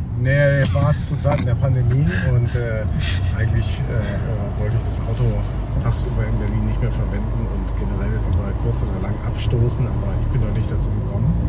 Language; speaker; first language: German; native; German